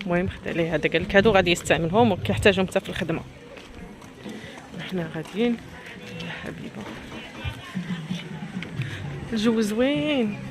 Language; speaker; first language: Arabic; native; Arabic